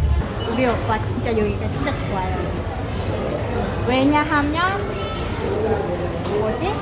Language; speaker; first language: Korean; non-native, learner; Vietnamese